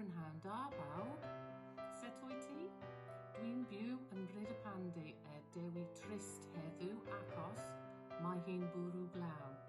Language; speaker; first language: Welsh; non-native, learner; English